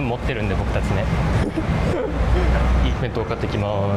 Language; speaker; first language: Japanese; native; Japanese